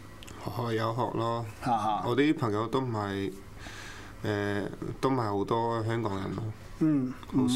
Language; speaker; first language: Cantonese; early bilingual, other home language; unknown